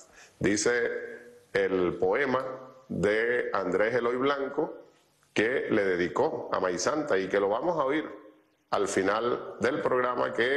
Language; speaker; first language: Spanish; native; Spanish